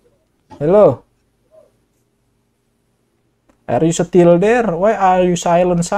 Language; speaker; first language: English; non-native, learner; Indonesian